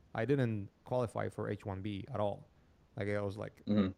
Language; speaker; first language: English; non-native, fluent; Polish